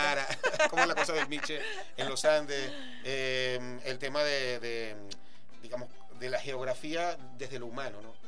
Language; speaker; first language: Spanish; native; Spanish